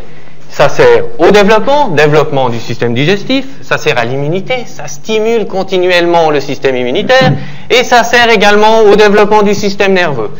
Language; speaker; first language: French; native; French